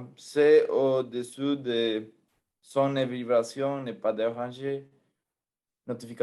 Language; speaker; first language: French; non-native, fluent; Spanish